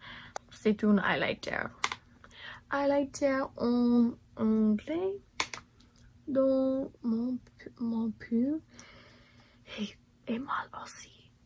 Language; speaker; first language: French; non-native, learner; English